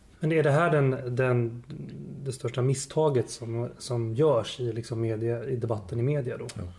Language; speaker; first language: Swedish; native; Swedish